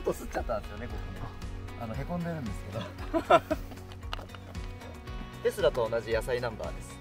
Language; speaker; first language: Japanese; native; Japanese